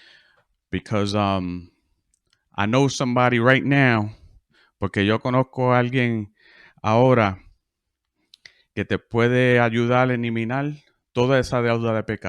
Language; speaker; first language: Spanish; early bilingual, heritage; Spanish